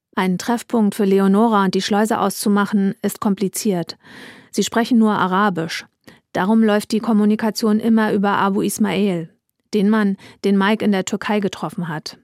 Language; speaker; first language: German; native; German